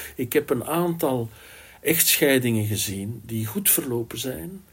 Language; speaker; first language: Dutch; native; Dutch